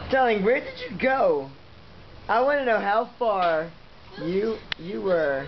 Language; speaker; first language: English; native; English